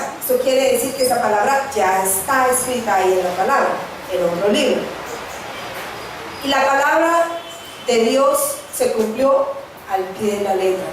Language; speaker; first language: Spanish; native; Spanish